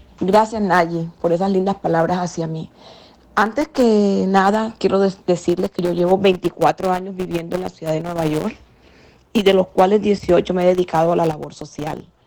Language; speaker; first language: Spanish; native; Spanish